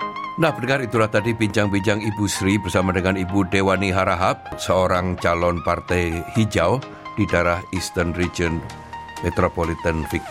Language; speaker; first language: Indonesian; native; Indonesian